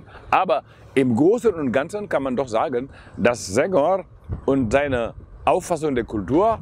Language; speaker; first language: German; non-native, fluent; Wolof